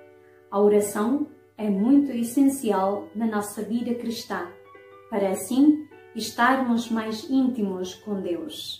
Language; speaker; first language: Portuguese; non-native, fluent; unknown